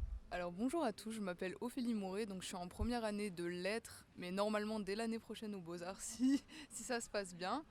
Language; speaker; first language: French; native; French